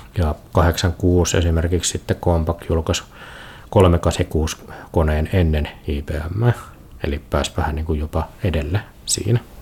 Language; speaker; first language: Finnish; native; Finnish